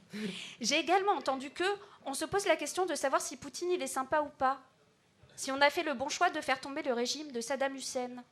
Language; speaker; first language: French; native; French